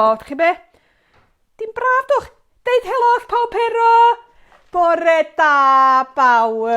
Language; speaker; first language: Welsh; native; Welsh